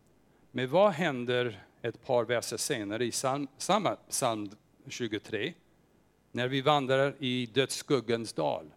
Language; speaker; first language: Swedish; non-native, fluent; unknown